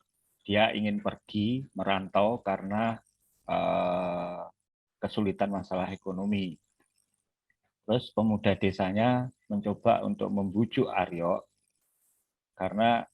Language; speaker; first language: Indonesian; native; Indonesian